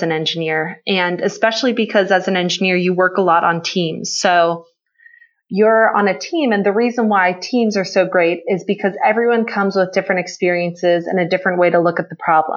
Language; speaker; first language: English; native; English